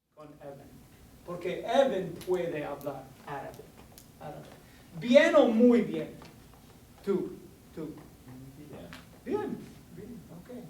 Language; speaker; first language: Spanish; non-native, fluent; English